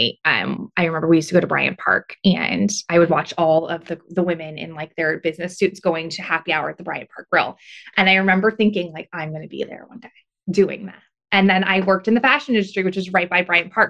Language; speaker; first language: English; native; English